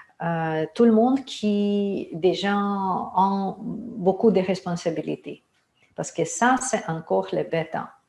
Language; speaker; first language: French; non-native, fluent; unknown